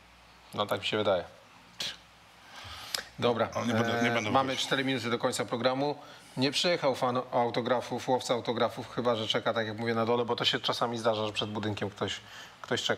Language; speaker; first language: Polish; native; Polish